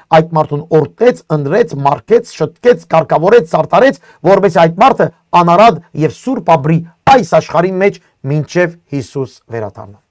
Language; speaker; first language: Armenian; native; Armenian